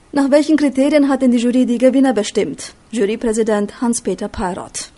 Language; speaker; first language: German; native; German